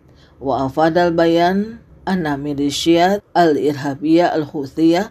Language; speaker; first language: Arabic; non-native, fluent; Indonesian